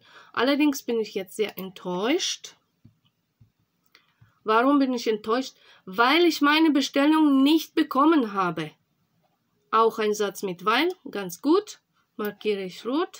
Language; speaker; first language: German; non-native, fluent; Russian